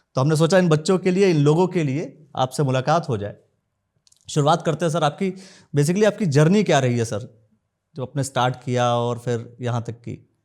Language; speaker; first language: Hindi; native; Hindi